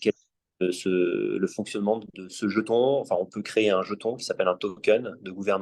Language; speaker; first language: French; native; French